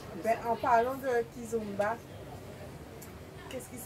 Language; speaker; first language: French; native; French